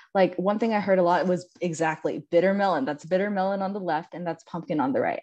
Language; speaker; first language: English; native; English